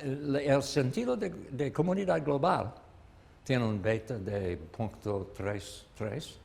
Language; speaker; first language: Spanish; non-native, learner; English